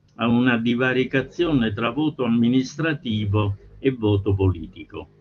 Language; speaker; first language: Italian; native; Italian